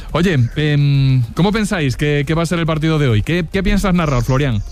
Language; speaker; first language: Spanish; native; Spanish